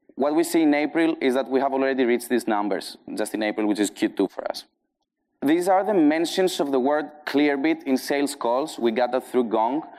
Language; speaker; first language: English; non-native, fluent; Greek